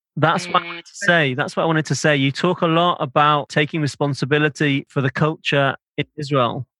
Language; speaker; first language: English; native; English